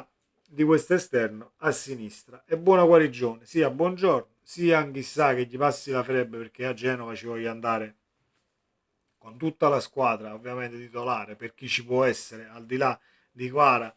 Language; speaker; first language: Italian; native; Italian